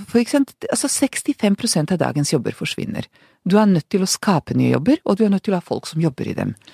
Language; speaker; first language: Norwegian; non-native, fluent; Hungarian